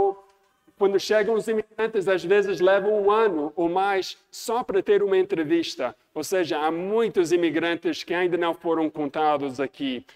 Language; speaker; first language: Portuguese; non-native, fluent; English